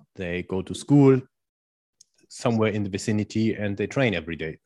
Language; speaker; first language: English; non-native, fluent; German